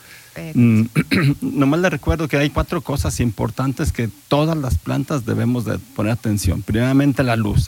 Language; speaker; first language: Spanish; native; Spanish